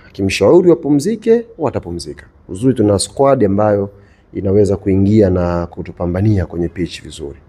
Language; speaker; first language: Swahili; native; Swahili